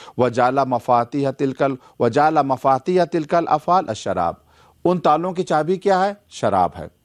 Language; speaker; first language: Urdu; native; Urdu